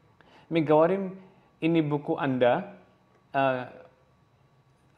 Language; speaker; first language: Indonesian; non-native, local second language; Javanese